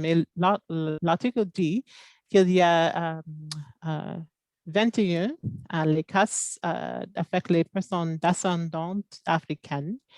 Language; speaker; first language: French; non-native, local second language; English